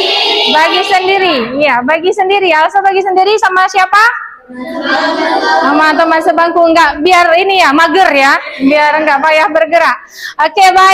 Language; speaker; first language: Indonesian; native; Indonesian